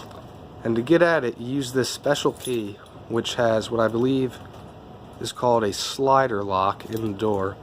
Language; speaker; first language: English; native; English